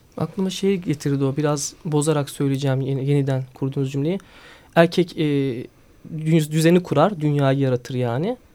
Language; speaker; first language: Turkish; native; Turkish